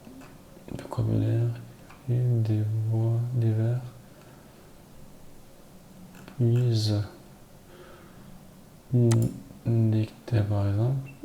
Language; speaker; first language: French; non-native, learner; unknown